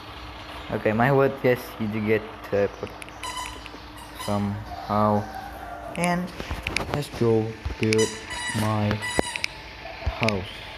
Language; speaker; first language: English; non-native, learner; Indonesian